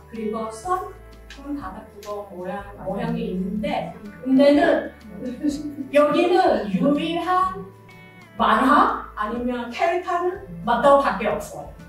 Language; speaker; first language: Korean; non-native, learner; Chinese